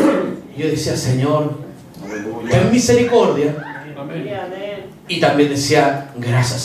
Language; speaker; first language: Spanish; native; Spanish